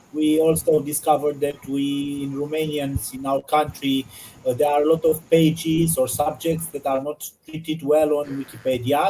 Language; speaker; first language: English; non-native, learner; Romanian